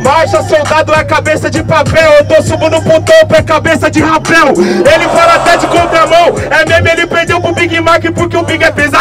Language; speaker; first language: Portuguese; native; Portuguese